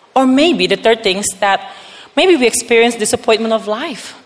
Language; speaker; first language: English; non-native, fluent; Indonesian